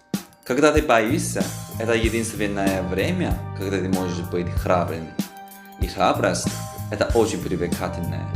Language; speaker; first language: Russian; non-native, fluent; Chinese